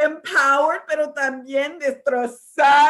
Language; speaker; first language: Spanish; early bilingual, heritage; English